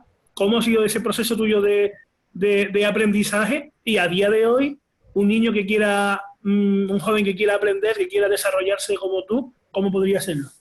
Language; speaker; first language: Spanish; native; Spanish